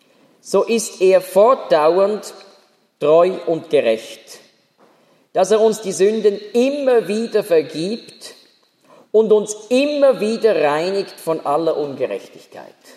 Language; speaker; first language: German; native; German